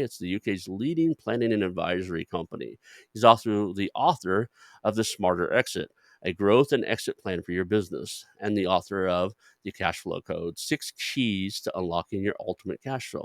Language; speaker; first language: English; native; English